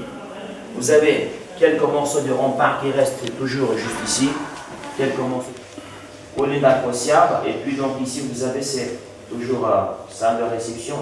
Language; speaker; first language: French; non-native, fluent; Uzbek